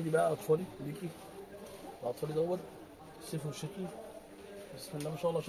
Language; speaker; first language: Arabic; native; Arabic